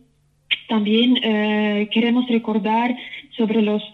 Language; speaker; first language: Spanish; non-native, fluent; Ukrainian